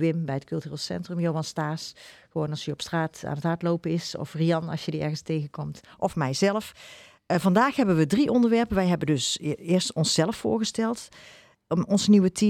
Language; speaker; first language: Dutch; native; Dutch